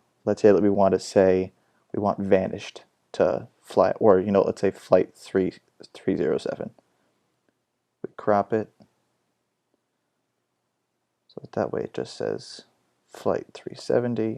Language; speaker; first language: English; native; English